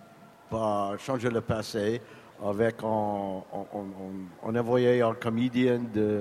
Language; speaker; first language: French; non-native, learner; English